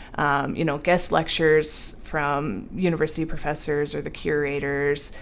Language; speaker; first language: English; native; English